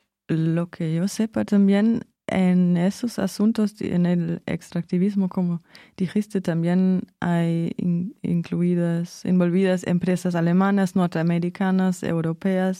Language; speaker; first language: Spanish; non-native, fluent; German